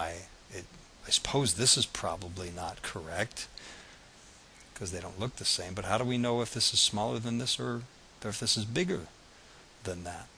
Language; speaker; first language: English; native; English